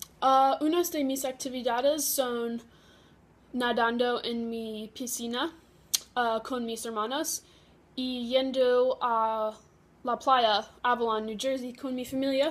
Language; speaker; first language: Spanish; non-native, learner; English